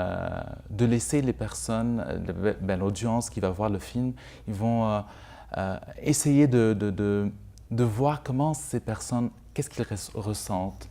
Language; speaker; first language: French; non-native, local second language; Arabic